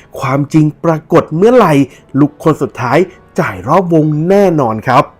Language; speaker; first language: Thai; native; Thai